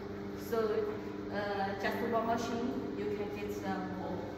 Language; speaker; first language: English; non-native, learner; Chinese